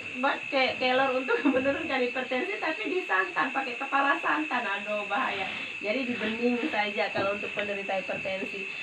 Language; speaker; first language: Indonesian; non-native, local second language; Sundanese